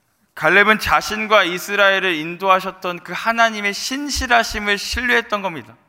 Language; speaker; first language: Korean; native; Korean